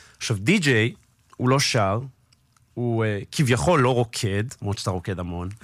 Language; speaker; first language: Hebrew; native; Hebrew